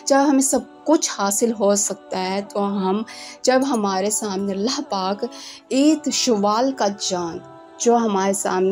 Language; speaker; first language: Urdu; native; Urdu